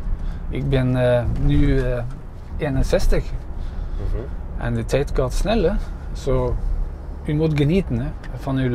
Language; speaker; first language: Dutch; non-native, fluent; Norwegian